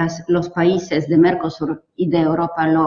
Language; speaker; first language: Spanish; non-native, fluent; Polish